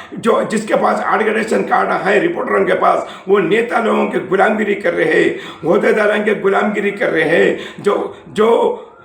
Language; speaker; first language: Hindi; non-native, local second language; Telugu